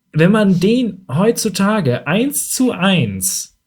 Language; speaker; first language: German; native; German